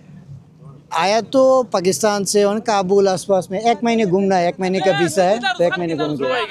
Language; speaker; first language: Hindi; non-native, learner; Bangla